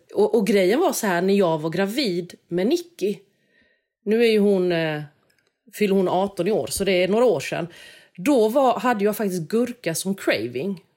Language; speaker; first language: Swedish; native; Swedish